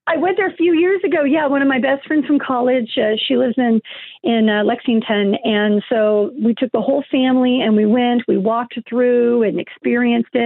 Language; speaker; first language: English; native; English